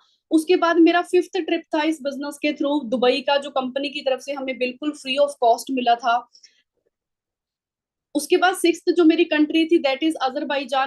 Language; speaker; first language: Hindi; non-native, local second language; Punjabi